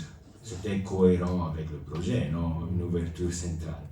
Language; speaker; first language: French; non-native, local second language; Italian